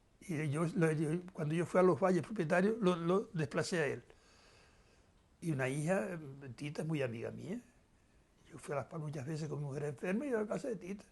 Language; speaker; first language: Spanish; native; Spanish